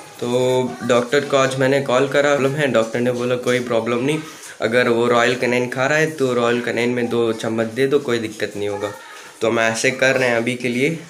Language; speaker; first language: Hindi; non-native, local second language; Tamil